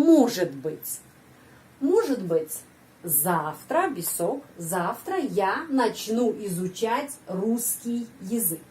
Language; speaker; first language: Russian; non-native, fluent; Indonesian